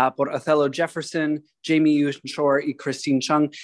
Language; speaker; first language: Spanish; early bilingual, heritage; Spanish